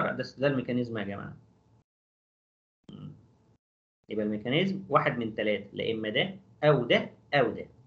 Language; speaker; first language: Arabic; native; Arabic